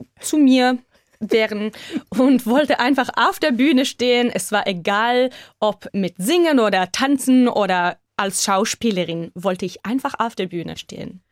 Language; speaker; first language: German; non-native, fluent; Hebrew